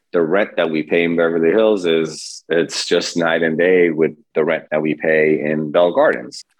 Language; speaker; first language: English; early bilingual, other home language; Persian